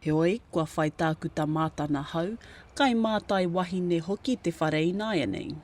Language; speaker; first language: Māori; native; Māori